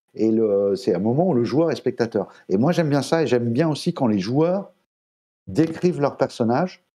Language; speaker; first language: French; native; French